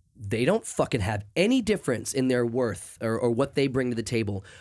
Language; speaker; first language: English; native; English